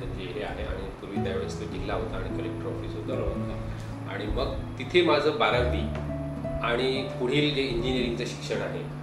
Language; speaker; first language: Marathi; native; Marathi